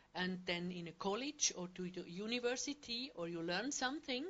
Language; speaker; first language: English; non-native, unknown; German